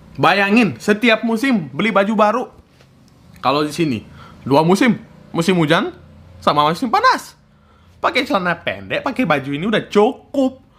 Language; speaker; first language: Indonesian; early bilingual, other home language; Russian